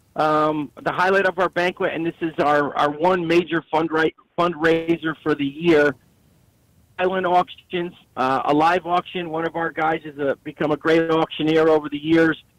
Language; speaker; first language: English; native; English